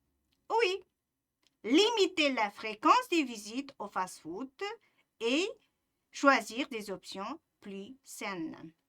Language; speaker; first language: French; non-native, fluent; Uzbek